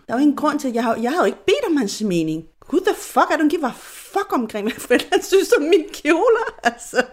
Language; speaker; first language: Danish; non-native, fluent; Spanish